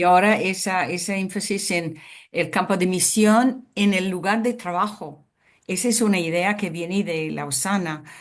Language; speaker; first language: Spanish; non-native, fluent; English